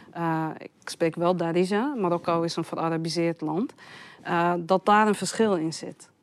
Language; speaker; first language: Dutch; early bilingual, other home language; Riffian